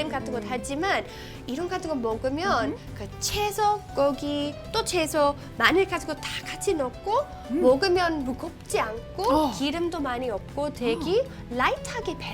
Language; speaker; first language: Korean; non-native, fluent; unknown